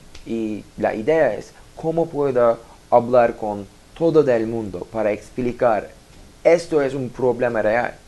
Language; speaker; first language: Spanish; non-native, learner; Turkish